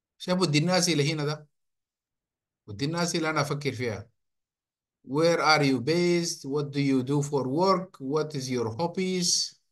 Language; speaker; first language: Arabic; native; Arabic